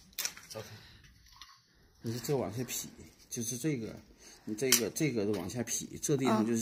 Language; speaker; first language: Chinese; native; Chinese